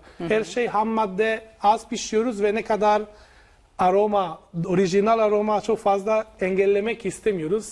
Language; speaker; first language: Turkish; non-native, learner; Italian